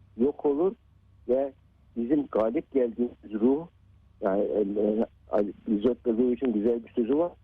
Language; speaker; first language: Turkish; native; Turkish